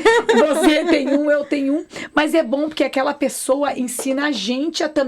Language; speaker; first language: Portuguese; native; Portuguese